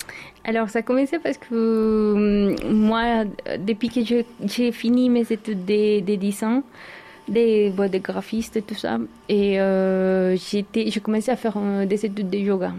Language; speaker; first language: French; non-native, fluent; Spanish